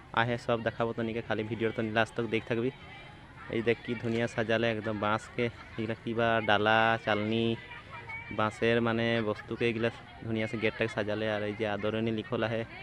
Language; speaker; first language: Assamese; non-native, local second language; Sadri